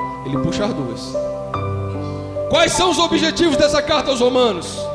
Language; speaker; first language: Portuguese; native; Portuguese